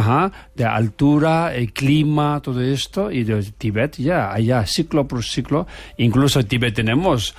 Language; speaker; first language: Spanish; non-native, learner; Tibetan